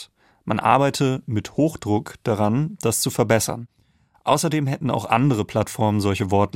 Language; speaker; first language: German; native; German